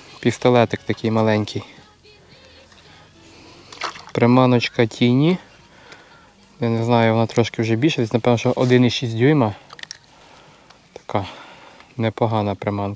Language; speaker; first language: Ukrainian; native; Ukrainian